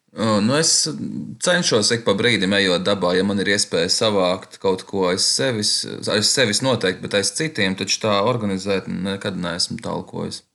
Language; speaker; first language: Latvian; native; Latvian